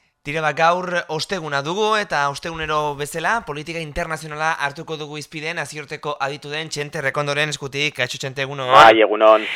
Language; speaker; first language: Basque; native; Basque